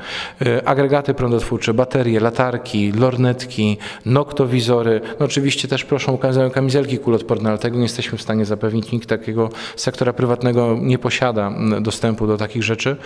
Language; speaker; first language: Polish; native; Polish